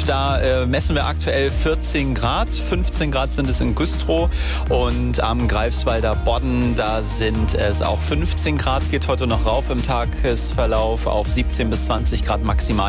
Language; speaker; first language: German; native; German